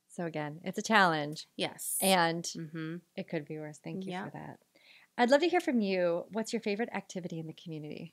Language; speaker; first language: English; native; English